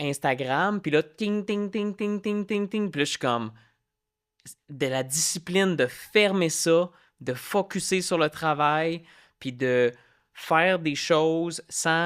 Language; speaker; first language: French; native; French